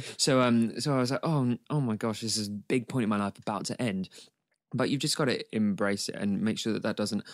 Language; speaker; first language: English; native; English